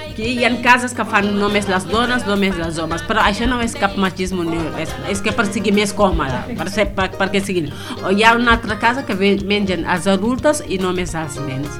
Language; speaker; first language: Catalan; non-native, fluent; Wolof